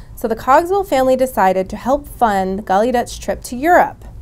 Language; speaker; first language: English; native; English